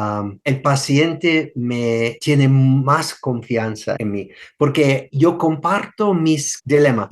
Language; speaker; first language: Spanish; non-native, fluent; English